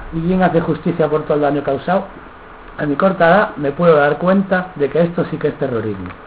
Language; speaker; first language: Spanish; non-native, local second language; Galician